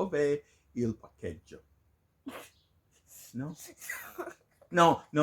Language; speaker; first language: Italian; non-native, learner; English